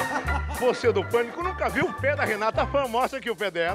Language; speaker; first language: Portuguese; native; Portuguese